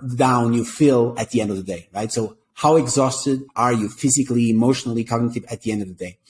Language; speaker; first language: English; non-native, fluent; Portuguese